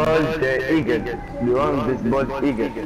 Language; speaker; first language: English; non-native, learner; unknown